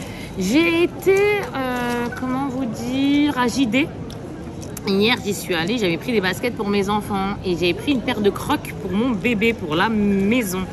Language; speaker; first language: French; native; French